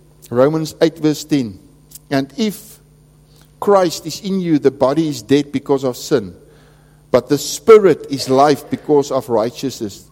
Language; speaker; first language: English; non-native, local second language; Afrikaans